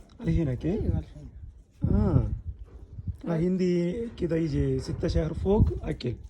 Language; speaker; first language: Arabic; non-native, learner; Telugu